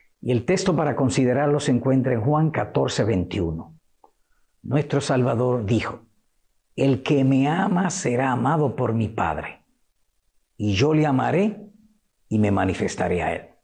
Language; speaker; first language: Spanish; native; Spanish